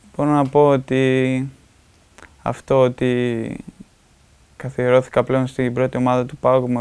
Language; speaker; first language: Greek; native; Greek